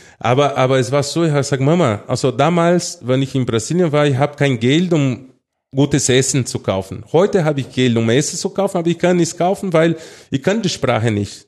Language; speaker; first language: German; non-native, fluent; Portuguese